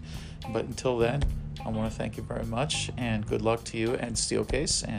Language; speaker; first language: English; native; English